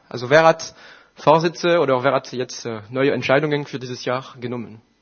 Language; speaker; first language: German; non-native, fluent; French